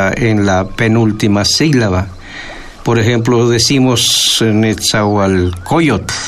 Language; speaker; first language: Spanish; non-native, local second language; Nahuatl languages